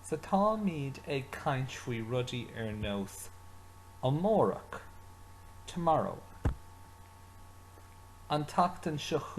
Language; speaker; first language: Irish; non-native, local second language; English